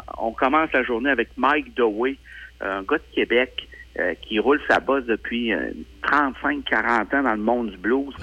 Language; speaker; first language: French; native; French